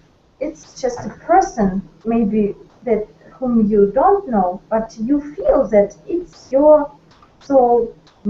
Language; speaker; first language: English; non-native, learner; Russian